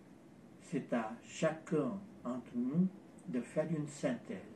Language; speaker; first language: French; non-native, fluent; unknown